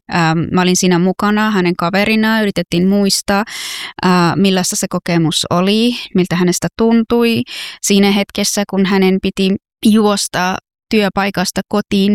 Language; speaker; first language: Finnish; non-native, fluent; Persian